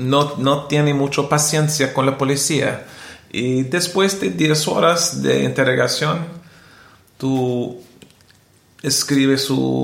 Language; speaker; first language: Spanish; non-native, learner; English